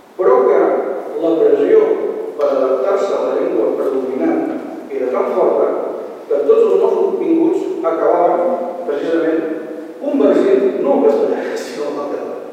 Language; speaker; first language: Catalan; native; Catalan